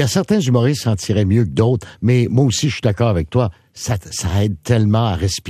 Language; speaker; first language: French; native; French